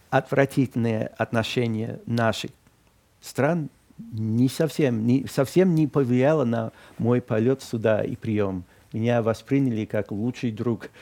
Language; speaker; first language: Russian; non-native, fluent; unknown